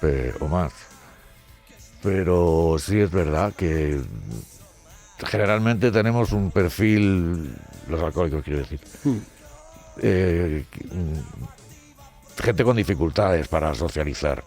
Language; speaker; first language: Spanish; native; Spanish